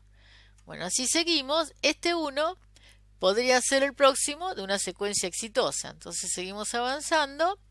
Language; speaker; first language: Spanish; native; Spanish